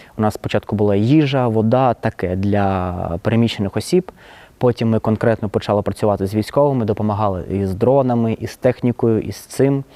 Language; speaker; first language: Ukrainian; non-native, local second language; Russian